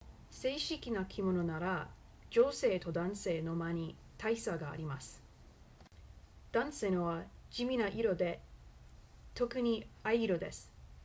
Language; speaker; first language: Japanese; non-native, learner; English